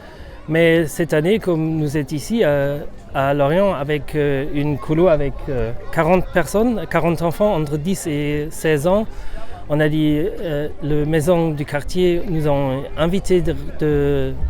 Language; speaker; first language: French; non-native, fluent; German